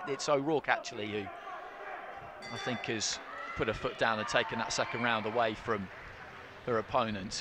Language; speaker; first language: English; native; English